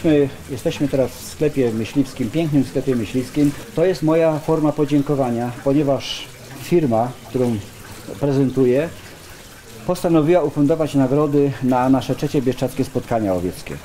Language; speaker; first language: Polish; native; Polish